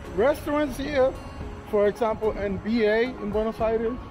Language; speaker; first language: English; native; English